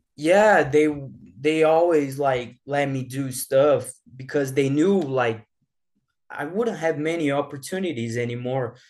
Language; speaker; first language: English; non-native, fluent; Portuguese